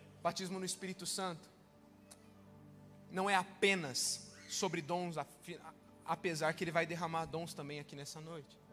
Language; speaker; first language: Portuguese; native; Portuguese